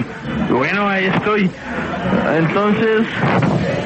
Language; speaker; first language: Spanish; native; Spanish